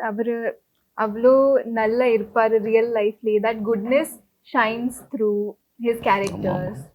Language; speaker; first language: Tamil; non-native, local second language; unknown